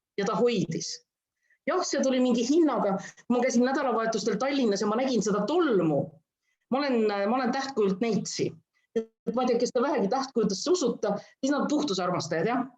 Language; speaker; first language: Estonian; non-native, local second language; Russian